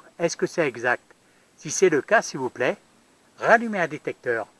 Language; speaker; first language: French; native; French